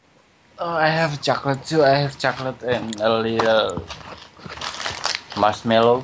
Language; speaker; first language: English; non-native, learner; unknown